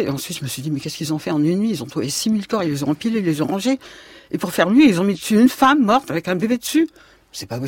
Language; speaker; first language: French; native; French